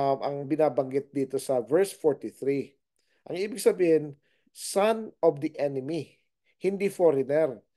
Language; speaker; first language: Filipino; native; Filipino